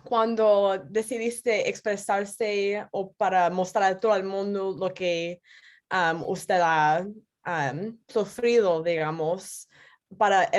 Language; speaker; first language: Spanish; non-native, learner; English